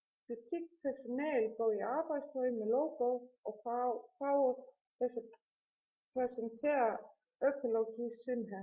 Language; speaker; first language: Danish; non-native, learner; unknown